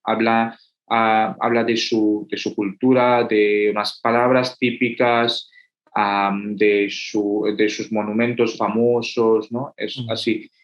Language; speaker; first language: Spanish; non-native, fluent; Hindi